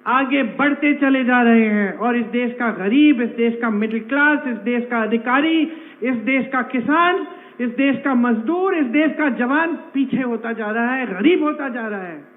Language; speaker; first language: Hindi; native; Hindi